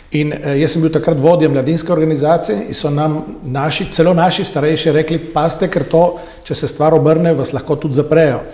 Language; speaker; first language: Slovenian; native; Slovenian